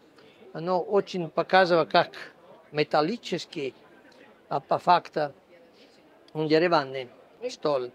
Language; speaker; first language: Russian; non-native, fluent; Italian